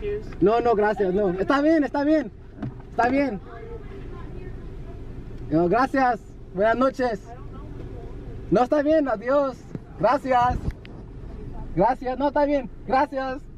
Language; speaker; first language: Spanish; early bilingual, heritage; Spanish